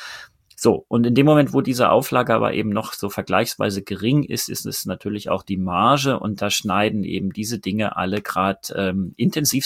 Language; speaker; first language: German; native; German